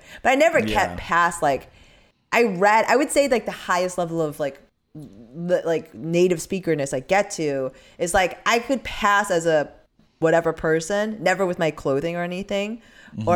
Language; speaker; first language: English; early bilingual, other home language; Korean